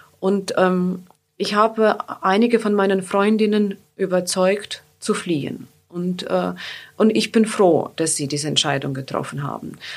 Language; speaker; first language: German; non-native, fluent; Ukrainian